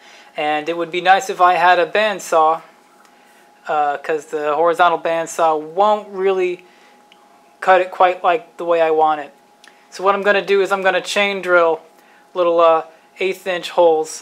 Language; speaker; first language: English; native; English